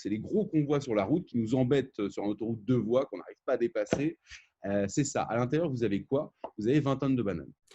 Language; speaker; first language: French; native; French